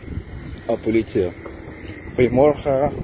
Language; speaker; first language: Dutch; non-native, learner; Filipino